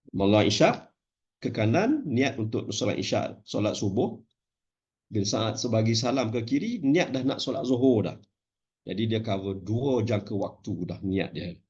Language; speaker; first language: Malay; native; Malay